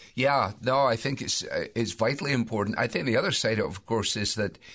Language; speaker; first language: English; native; English